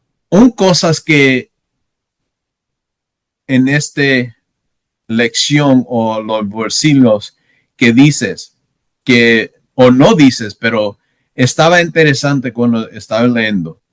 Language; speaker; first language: Spanish; non-native, learner; English